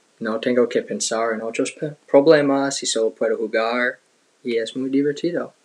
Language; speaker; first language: Spanish; non-native, learner; English